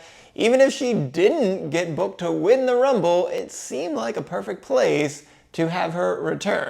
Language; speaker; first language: English; native; English